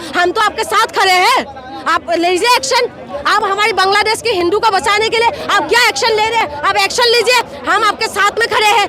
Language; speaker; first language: Hindi; non-native, local second language; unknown